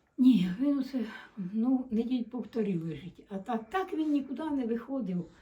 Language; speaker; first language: Ukrainian; native; Ukrainian